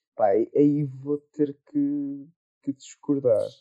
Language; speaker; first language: Portuguese; native; Portuguese